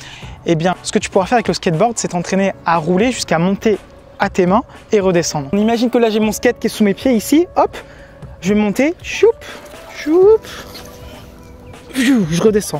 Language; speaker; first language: French; native; French